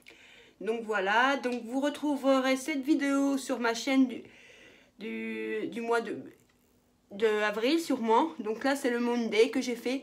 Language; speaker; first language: French; native; French